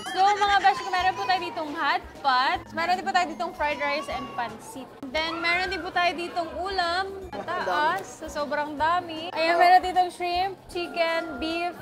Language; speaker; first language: Filipino; native; Filipino